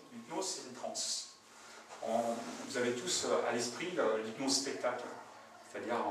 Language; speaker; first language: French; native; French